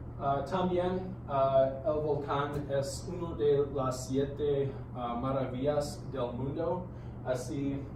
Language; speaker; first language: Spanish; non-native, learner; English